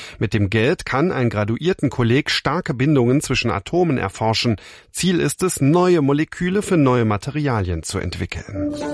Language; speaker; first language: German; native; German